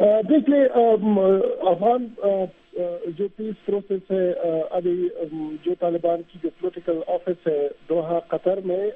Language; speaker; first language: Hindi; non-native, fluent; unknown